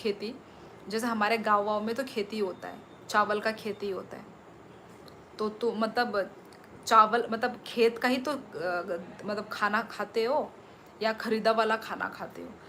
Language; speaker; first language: Hindi; non-native, local second language; Kok Borok